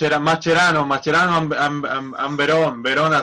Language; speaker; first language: English; non-native, learner; Spanish